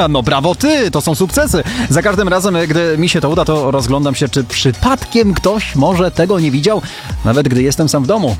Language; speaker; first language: Polish; native; Polish